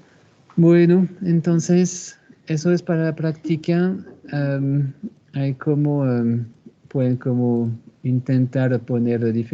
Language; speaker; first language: Spanish; non-native, fluent; French